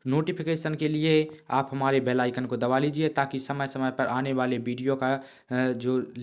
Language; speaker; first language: Hindi; native; Hindi